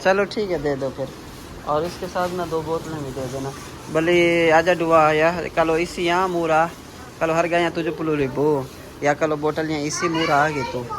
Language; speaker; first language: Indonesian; non-native, learner; Urdu